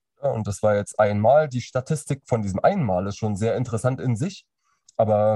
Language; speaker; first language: German; native; German